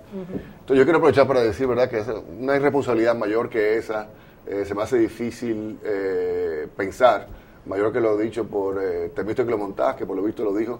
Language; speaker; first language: Spanish; native; Spanish